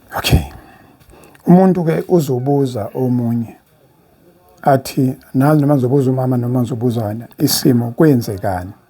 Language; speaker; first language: Zulu; native; Zulu